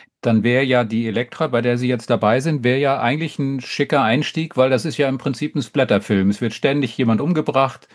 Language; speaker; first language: German; native; German